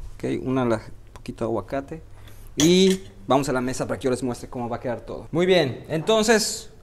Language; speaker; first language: Spanish; early bilingual, heritage; Spanish